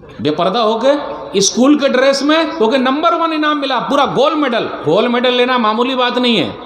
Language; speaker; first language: Urdu; native; Urdu